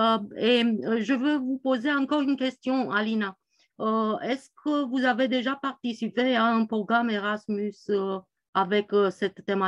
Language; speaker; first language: French; non-native, fluent; Romanian